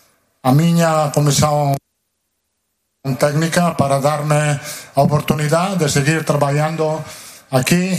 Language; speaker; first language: Portuguese; non-native, learner; Italian